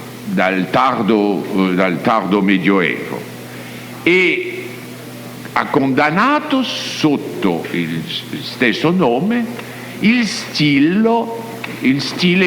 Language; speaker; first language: Italian; non-native, fluent; French